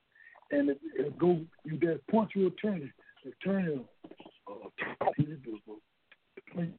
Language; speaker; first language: English; native; English